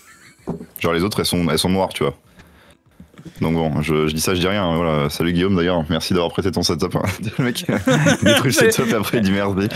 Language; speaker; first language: French; native; French